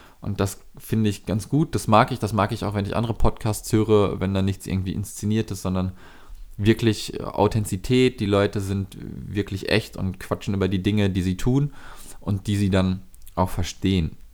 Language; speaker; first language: German; native; German